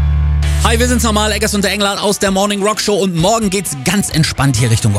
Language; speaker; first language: German; native; German